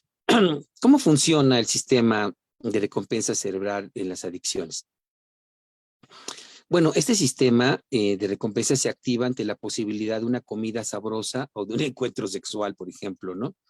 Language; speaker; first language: Spanish; native; Spanish